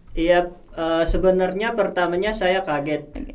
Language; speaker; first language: Indonesian; non-native, learner; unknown